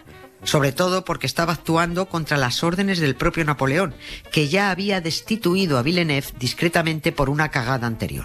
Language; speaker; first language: Spanish; native; Spanish